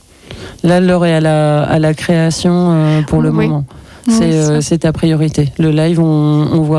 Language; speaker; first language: French; native; French